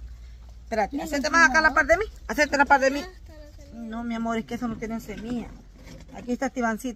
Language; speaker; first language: Spanish; native; Spanish